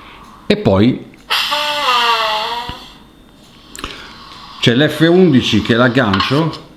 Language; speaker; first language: Italian; native; Italian